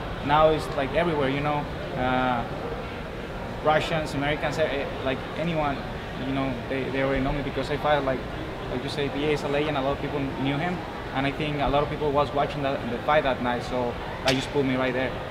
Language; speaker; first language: English; non-native, fluent; Spanish